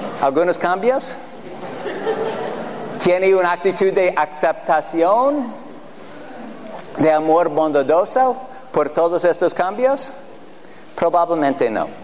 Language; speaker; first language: Spanish; non-native, fluent; English